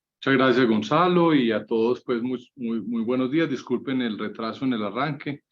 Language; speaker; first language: Spanish; native; Spanish